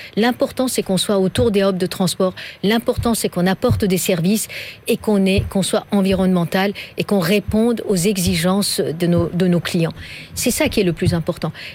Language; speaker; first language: French; non-native, fluent; Persian